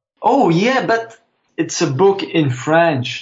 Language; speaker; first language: English; non-native, fluent; French